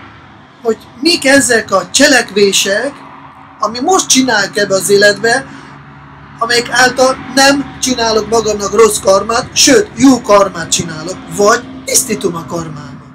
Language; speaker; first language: Hungarian; non-native, fluent; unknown